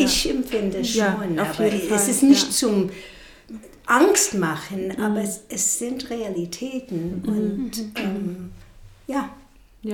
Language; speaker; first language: German; non-native, fluent; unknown